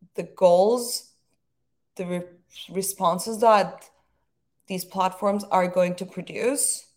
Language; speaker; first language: English; non-native, fluent; Turkish